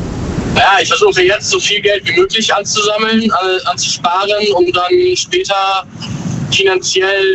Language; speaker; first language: German; native; German